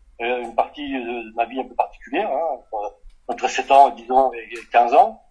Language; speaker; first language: French; early bilingual, other home language; Portuguese